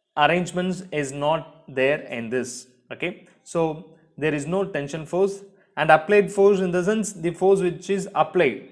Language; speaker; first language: English; non-native, local second language; Tamil